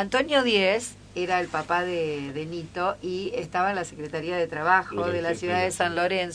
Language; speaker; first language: Spanish; native; Spanish